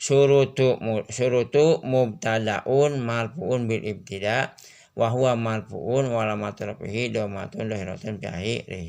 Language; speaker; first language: Arabic; non-native, fluent; Sundanese